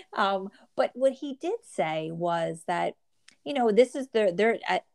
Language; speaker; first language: English; native; English